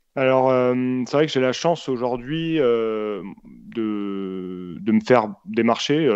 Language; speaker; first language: French; native; French